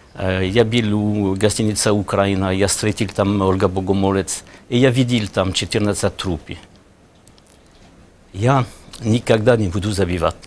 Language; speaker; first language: Russian; non-native, learner; French